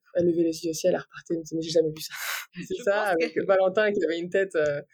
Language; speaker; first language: French; native; French